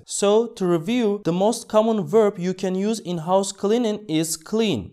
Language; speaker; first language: English; non-native, fluent; Turkish